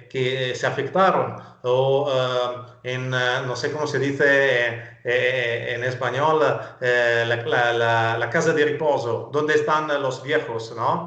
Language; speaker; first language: Spanish; non-native, fluent; Italian